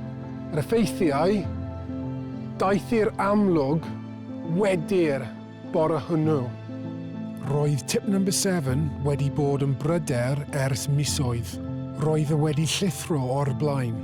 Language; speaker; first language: Welsh; non-native, local second language; English